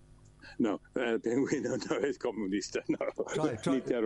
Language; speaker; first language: Spanish; non-native, learner; English